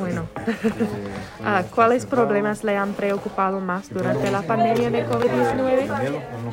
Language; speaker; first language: Spanish; non-native, fluent; English